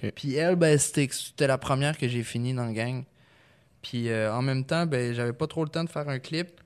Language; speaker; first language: French; native; French